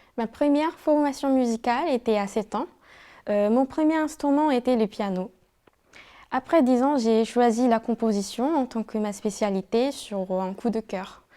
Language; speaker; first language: French; non-native, fluent; Korean